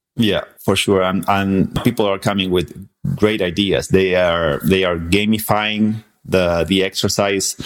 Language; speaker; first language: English; non-native, fluent; Spanish